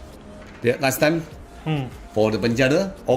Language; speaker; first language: English; non-native, local second language; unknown